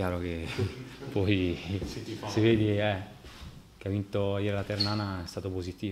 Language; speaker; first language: Italian; non-native, fluent; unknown